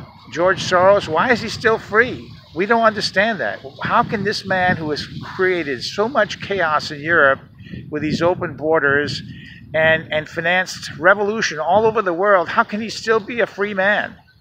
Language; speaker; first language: English; native; English